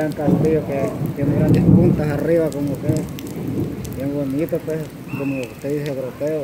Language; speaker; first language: Spanish; native; Spanish